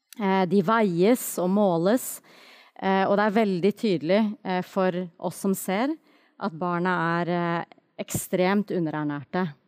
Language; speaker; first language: Norwegian; native; Norwegian